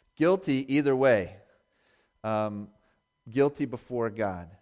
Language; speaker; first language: English; native; English